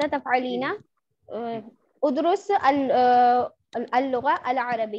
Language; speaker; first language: Arabic; non-native, learner; Urdu